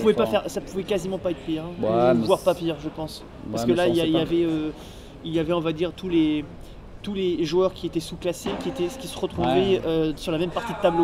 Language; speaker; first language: French; native; French